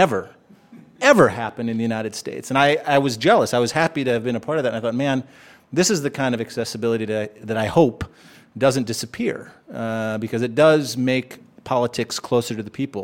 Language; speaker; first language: English; native; English